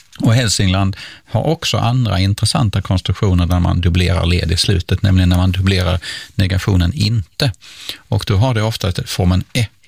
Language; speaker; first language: Swedish; native; Swedish